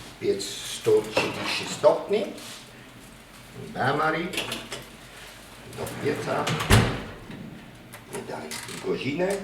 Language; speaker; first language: Polish; non-native, learner; German